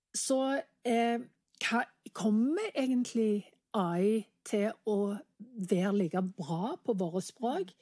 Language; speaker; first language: Norwegian; native; Norwegian